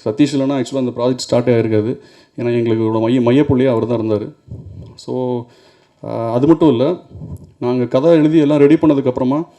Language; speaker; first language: Tamil; native; Tamil